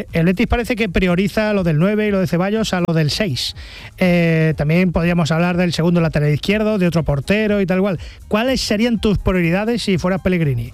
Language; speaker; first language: Spanish; native; Spanish